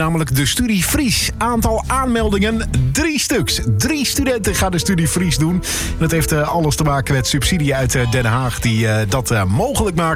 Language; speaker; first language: Dutch; native; Dutch